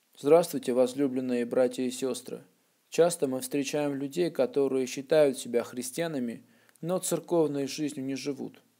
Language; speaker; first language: Russian; non-native, local second language; Armenian